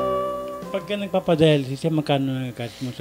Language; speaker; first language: Filipino; native; Filipino